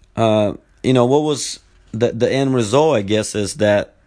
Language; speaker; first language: English; non-native, fluent; Bulgarian